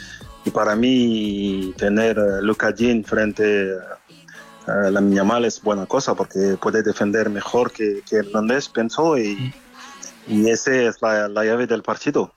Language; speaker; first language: Spanish; non-native, fluent; French